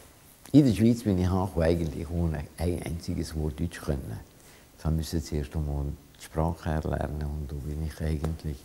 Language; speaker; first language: German; non-native, fluent; Hungarian